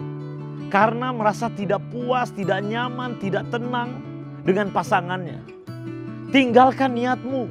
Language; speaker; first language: Indonesian; native; Indonesian